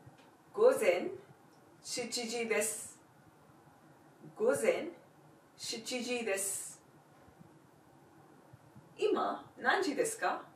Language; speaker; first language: Japanese; non-native, fluent; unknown